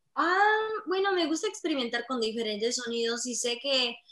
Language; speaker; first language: Spanish; early bilingual, heritage; Spanish